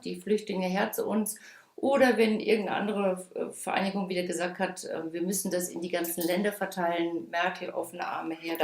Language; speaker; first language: German; native; German